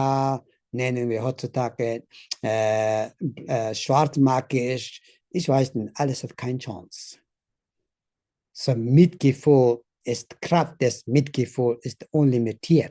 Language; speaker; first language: German; non-native, learner; Tibetan